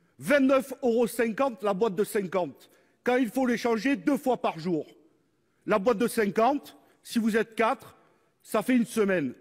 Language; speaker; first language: French; native; French